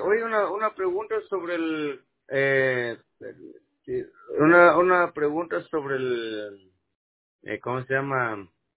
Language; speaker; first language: Spanish; native; Spanish